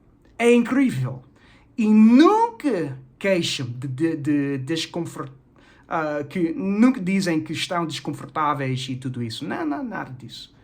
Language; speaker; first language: Portuguese; non-native, fluent; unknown